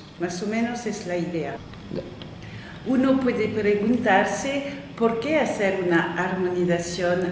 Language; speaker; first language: Spanish; non-native, fluent; French